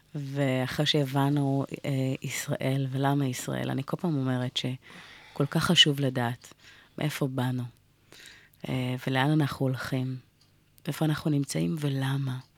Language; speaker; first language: Hebrew; native; Hebrew